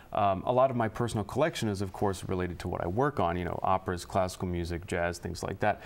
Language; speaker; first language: English; native; English